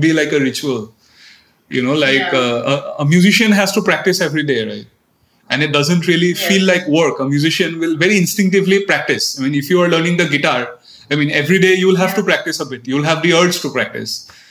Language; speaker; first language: English; non-native, local second language; Assamese